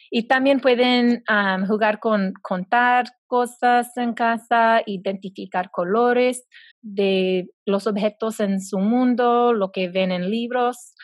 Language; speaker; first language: Spanish; non-native, fluent; English